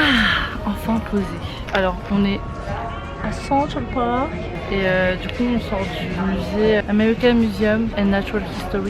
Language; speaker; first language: French; native; French